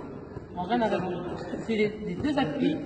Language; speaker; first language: French; native; French